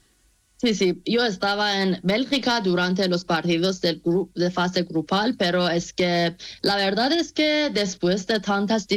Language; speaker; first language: Spanish; non-native, learner; Persian